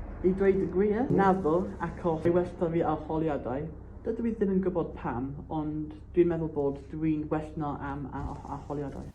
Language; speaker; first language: Welsh; non-native, local second language; English